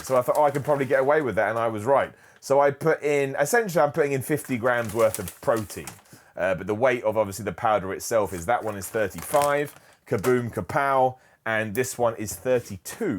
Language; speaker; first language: English; native; English